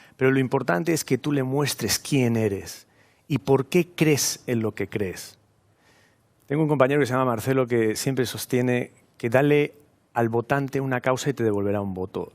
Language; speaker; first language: Spanish; native; Spanish